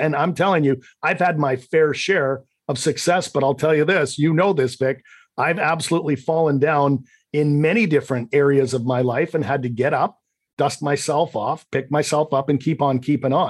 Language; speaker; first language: English; native; English